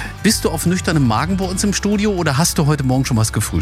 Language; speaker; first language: German; native; German